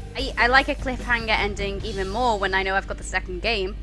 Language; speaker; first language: English; native; English